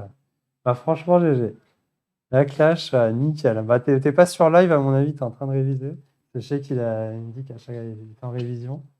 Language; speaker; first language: French; native; French